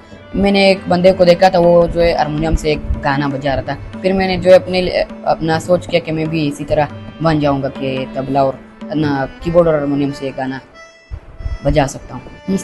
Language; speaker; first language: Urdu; non-native, local second language; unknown